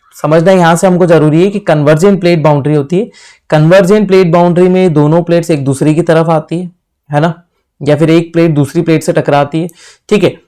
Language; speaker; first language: Hindi; native; Hindi